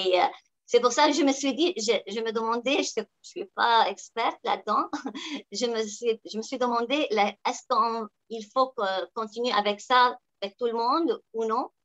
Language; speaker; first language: French; non-native, local second language; Arabic